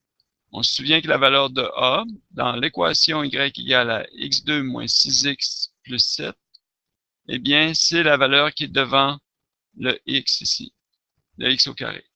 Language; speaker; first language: French; native; French